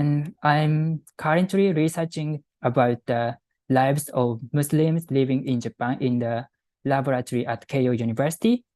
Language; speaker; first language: English; non-native, fluent; Japanese